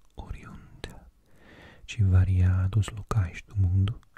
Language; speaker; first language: Portuguese; non-native, learner; English